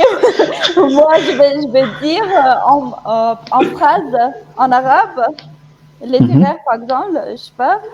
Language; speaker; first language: French; non-native, fluent; Arabic